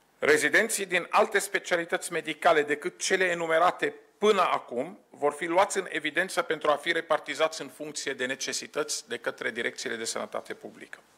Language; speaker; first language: Romanian; non-native, fluent; Arabic